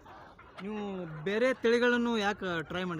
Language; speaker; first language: Kannada; native; Kannada